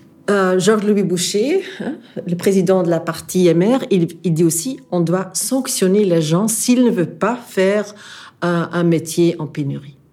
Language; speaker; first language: French; non-native, fluent; Dutch